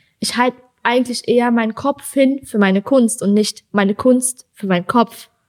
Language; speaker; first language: German; early bilingual, other home language; Persian